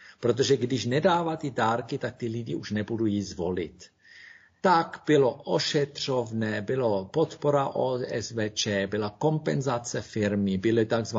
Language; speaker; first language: Czech; non-native, fluent; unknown